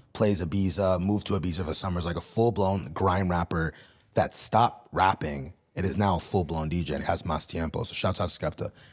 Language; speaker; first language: English; early bilingual, other home language; Spanish